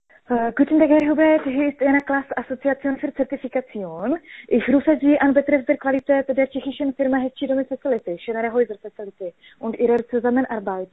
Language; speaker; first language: German; non-native, learner; Czech